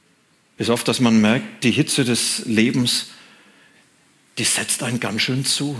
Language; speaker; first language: German; native; German